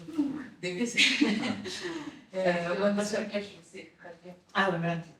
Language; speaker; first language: Spanish; non-native, learner; French